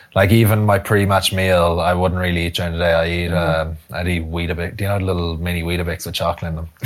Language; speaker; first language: English; native; English